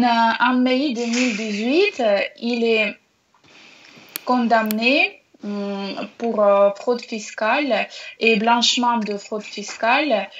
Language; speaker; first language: French; non-native, learner; Russian